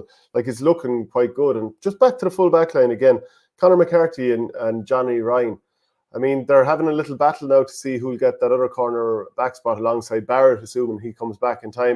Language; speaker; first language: English; native; English